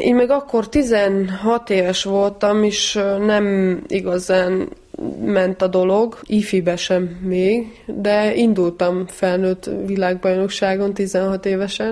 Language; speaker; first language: Hungarian; early bilingual, heritage; Hungarian